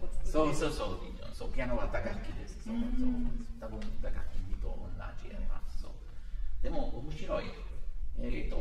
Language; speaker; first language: Japanese; non-native, learner; Italian